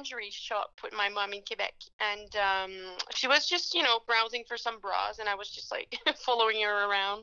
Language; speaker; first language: English; non-native, fluent; French